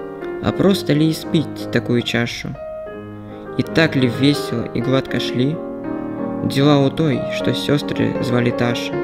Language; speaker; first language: Russian; native; Russian